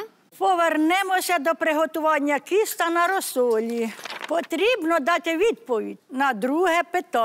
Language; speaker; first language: Ukrainian; native; Ukrainian